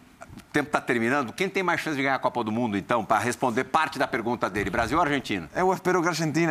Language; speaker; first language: Portuguese; non-native, learner; Spanish